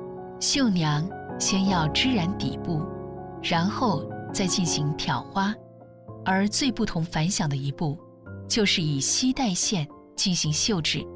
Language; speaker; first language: Chinese; native; Chinese